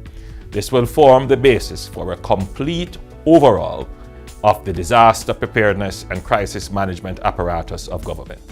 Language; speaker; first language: English; native; English